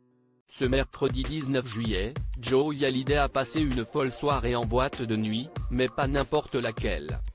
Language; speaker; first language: French; native; French